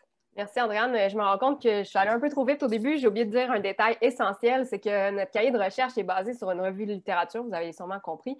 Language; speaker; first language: French; native; French